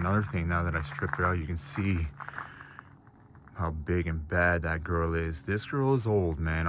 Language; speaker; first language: English; native; English